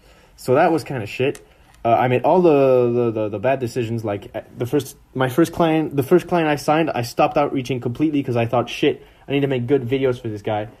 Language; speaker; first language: English; non-native, fluent; French